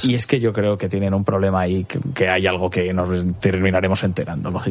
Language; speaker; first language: Spanish; native; Spanish